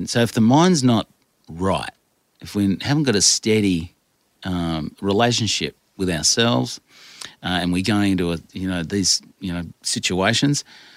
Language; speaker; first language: English; non-native, fluent; French